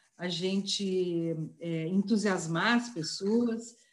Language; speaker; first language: Portuguese; native; Portuguese